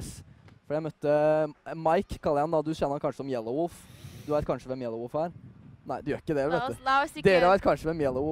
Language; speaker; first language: Norwegian; native; Norwegian